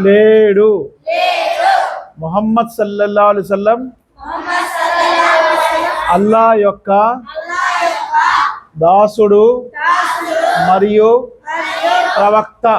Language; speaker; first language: Telugu; non-native, local second language; Urdu